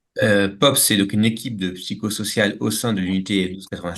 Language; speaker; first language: French; native; French